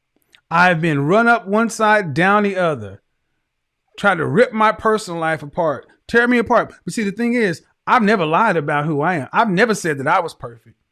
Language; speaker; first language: English; native; English